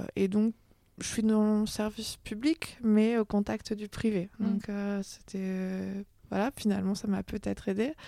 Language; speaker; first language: French; native; French